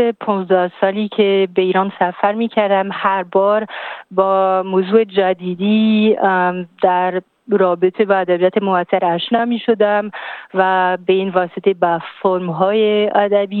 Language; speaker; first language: Persian; non-native, fluent; French